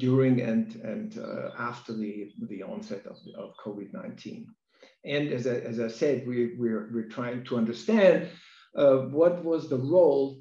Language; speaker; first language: English; non-native, fluent; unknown